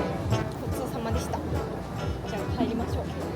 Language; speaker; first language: Japanese; native; Japanese